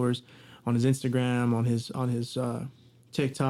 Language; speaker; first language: English; native; English